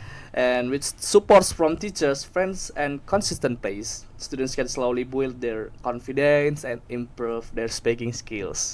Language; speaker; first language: English; non-native, learner; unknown